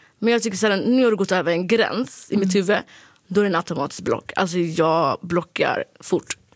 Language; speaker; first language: Swedish; early bilingual, other home language; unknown